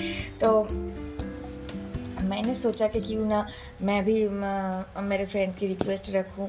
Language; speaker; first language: Hindi; non-native, local second language; Bangla